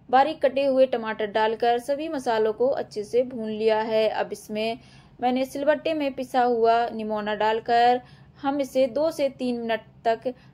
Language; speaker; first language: Hindi; native; Hindi